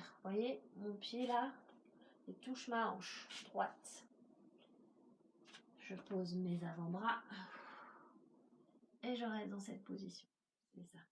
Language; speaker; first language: French; native; French